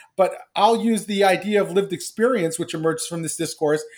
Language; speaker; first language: English; native; English